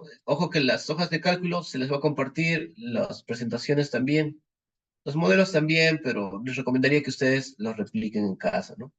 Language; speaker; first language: Spanish; native; Spanish